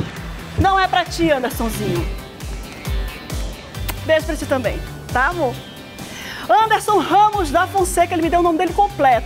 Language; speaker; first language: Portuguese; native; Portuguese